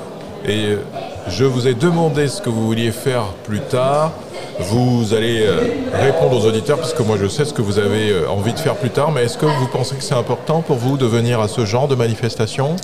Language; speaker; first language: French; native; French